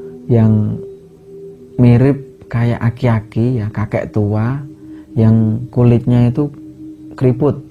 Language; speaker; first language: Indonesian; native; Indonesian